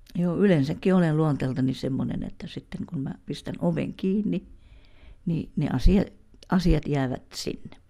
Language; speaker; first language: Finnish; native; Finnish